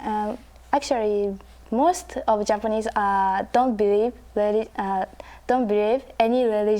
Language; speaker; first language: English; non-native, learner; Japanese